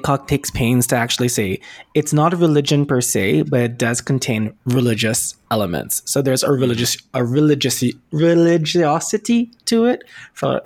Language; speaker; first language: English; non-native, local second language; Filipino